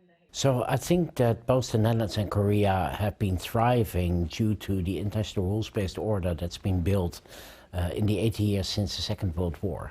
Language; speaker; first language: English; non-native, fluent; Dutch